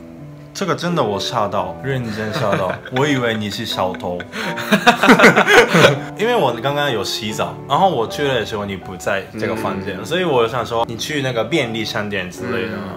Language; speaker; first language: Chinese; non-native, fluent; Japanese